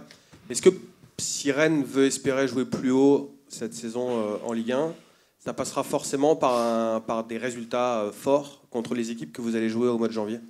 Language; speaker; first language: French; native; French